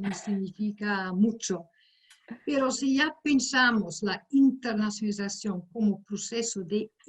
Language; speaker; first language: Spanish; non-native, fluent; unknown